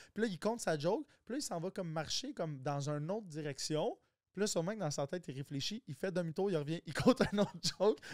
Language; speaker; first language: French; native; French